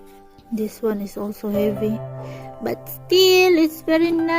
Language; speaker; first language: English; non-native, local second language; Filipino